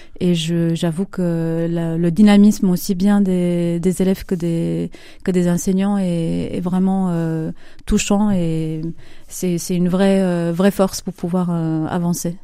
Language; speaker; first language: French; non-native, fluent; Romanian